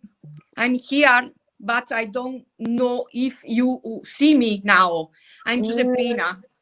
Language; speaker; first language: English; non-native, learner; Italian